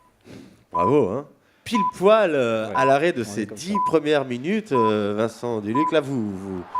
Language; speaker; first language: French; native; French